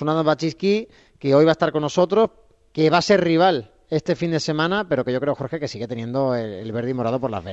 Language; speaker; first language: Spanish; native; Spanish